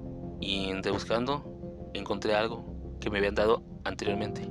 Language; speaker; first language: Spanish; native; Spanish